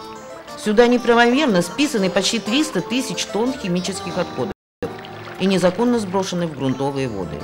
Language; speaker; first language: Russian; native; Russian